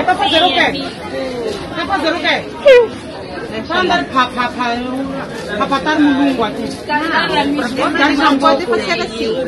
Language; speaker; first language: Portuguese; non-native, learner; Filipino